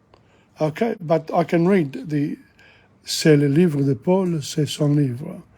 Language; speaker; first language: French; non-native, fluent; English